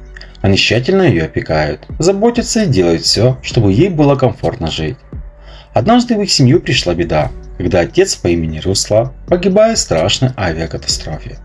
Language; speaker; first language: Russian; native; Russian